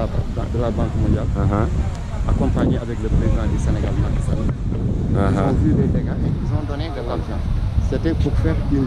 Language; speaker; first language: French; non-native, local second language; Wolof